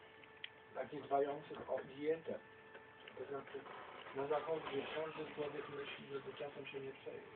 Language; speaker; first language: Polish; native; Polish